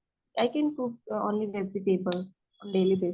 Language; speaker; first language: English; non-native, learner; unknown